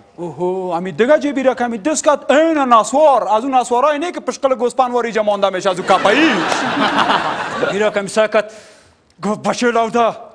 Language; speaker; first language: Persian; native; Persian